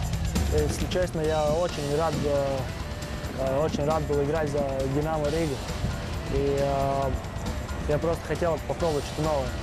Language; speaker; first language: Russian; non-native, fluent; Latvian